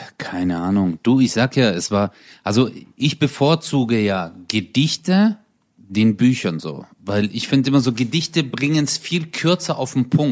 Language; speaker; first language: German; early bilingual, other home language; Turkish